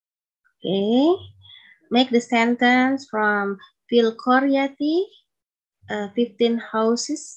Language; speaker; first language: English; non-native, learner; Indonesian